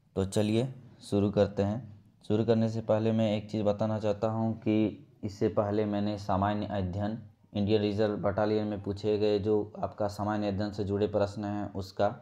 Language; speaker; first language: Hindi; native; Hindi